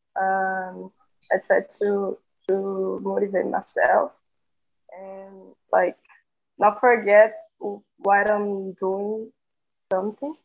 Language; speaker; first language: English; non-native, learner; Portuguese